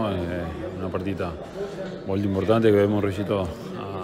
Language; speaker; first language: Italian; non-native, fluent; Spanish